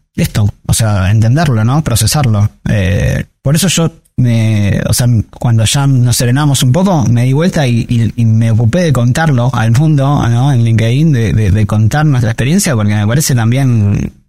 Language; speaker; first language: Spanish; native; Spanish